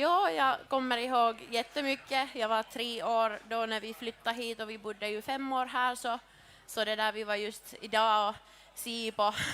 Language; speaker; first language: Swedish; non-native, local second language; Finnish